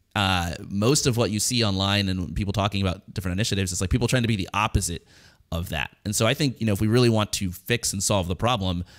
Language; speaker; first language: English; native; English